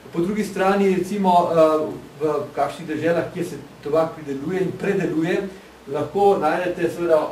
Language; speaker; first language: Slovenian; native; Slovenian